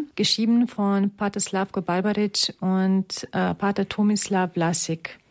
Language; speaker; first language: German; non-native, fluent; Romanian